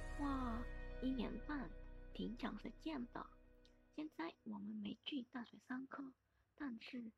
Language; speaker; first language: Chinese; non-native, learner; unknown